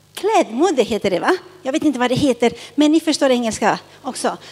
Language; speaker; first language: Swedish; early bilingual, other home language; Spanish